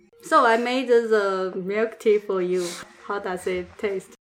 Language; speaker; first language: English; non-native, learner; Chinese